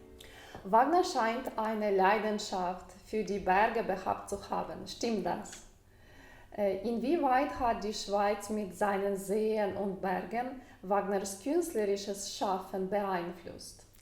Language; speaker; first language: German; non-native, fluent; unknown